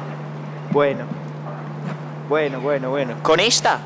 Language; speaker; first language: Spanish; non-native, learner; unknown